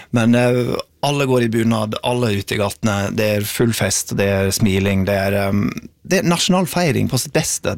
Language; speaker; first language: Norwegian; non-native, fluent; English